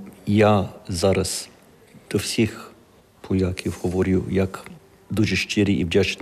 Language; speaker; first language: Ukrainian; early bilingual, heritage; Ukrainian